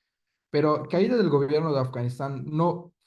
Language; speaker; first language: Spanish; non-native, fluent; Persian